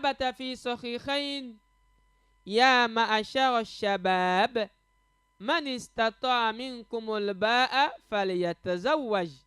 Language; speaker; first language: Arabic; non-native, fluent; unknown